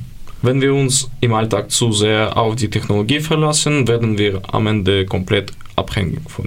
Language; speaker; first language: German; non-native, learner; Ukrainian